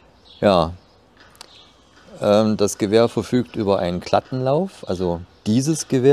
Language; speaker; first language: German; native; German